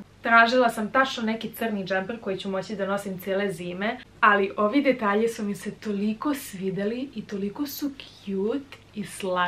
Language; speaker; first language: Serbian; native; Serbian